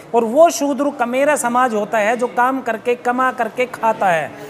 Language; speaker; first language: Hindi; native; Hindi